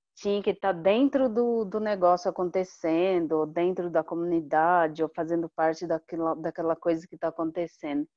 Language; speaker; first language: Portuguese; non-native, local second language; Guarani